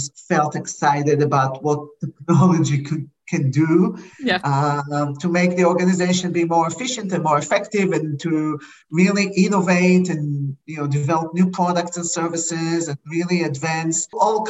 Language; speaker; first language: English; non-native, fluent; Hebrew